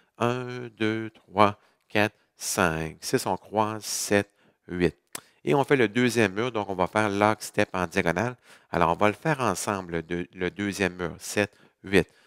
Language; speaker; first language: French; native; French